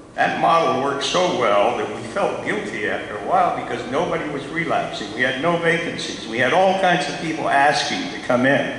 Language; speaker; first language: English; native; English